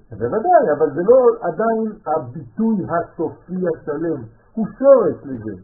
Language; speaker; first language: Hebrew; non-native, fluent; French